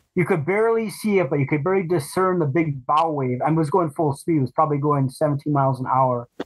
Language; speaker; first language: English; native; English